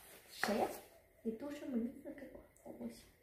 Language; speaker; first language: Chinese; non-native, learner; Vietnamese